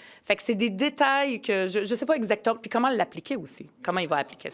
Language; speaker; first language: French; early bilingual, other home language; Arabic